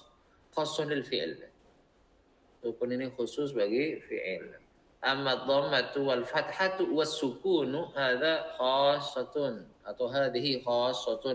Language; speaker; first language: Arabic; non-native, fluent; Indonesian